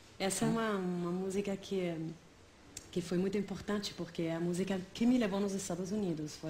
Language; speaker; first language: Portuguese; non-native, fluent; Italian